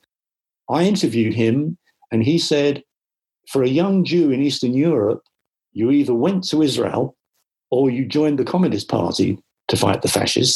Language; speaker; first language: English; native; English